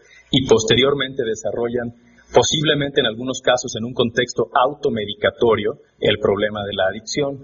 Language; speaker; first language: Spanish; native; Spanish